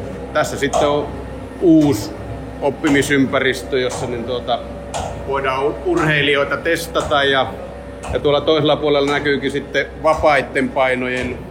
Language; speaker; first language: Finnish; native; Finnish